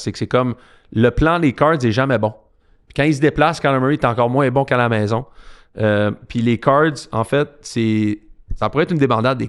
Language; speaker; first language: French; native; French